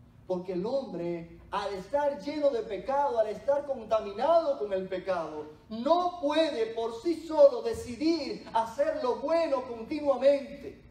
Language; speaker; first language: Spanish; native; Spanish